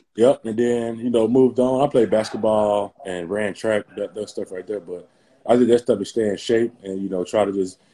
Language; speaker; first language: English; native; English